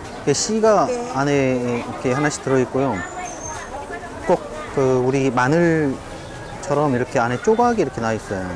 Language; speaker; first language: Korean; native; Korean